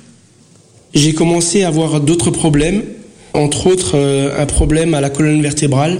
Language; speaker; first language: French; early bilingual, other home language; Portuguese